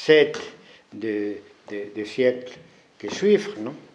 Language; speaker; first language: French; non-native, fluent; Spanish